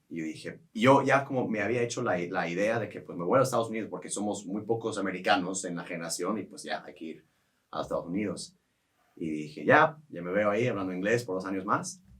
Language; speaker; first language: Spanish; non-native, fluent; English